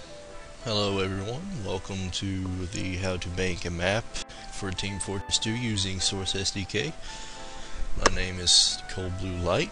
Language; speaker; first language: English; native; English